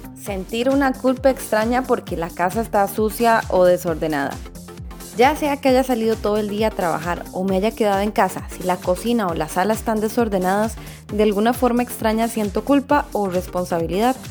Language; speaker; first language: Spanish; native; Spanish